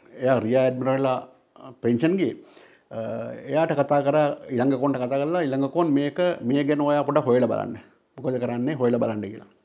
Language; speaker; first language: Sinhala; non-native, local second language; Tamil